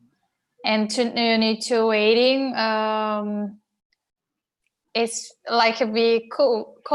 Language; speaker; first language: English; non-native, learner; Portuguese